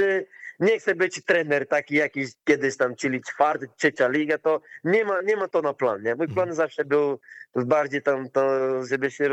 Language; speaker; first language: Polish; non-native, learner; Portuguese